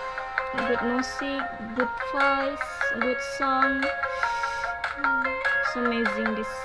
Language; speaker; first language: English; non-native, learner; Indonesian